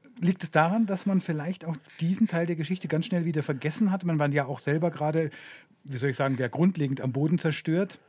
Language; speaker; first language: German; native; German